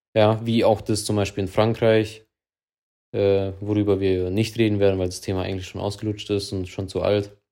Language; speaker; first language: German; early bilingual, other home language; Russian